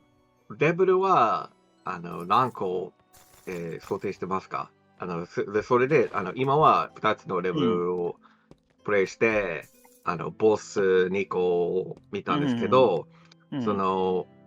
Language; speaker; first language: Japanese; non-native, fluent; English